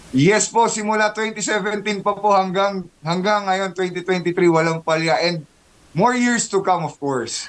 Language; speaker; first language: Filipino; native; Filipino